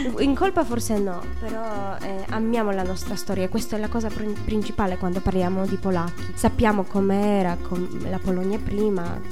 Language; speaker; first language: Italian; non-native, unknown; Polish